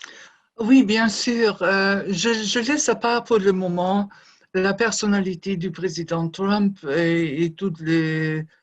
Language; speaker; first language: French; non-native, fluent; German